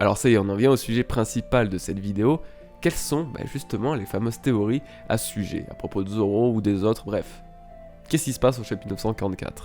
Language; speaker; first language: French; native; French